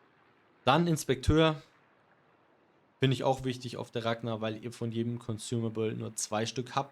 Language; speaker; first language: German; native; German